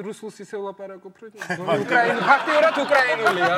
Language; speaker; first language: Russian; non-native, local second language; Georgian